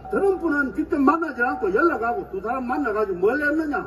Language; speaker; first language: Korean; native; Korean